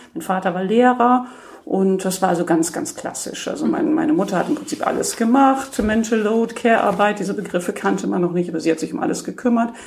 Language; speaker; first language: German; native; German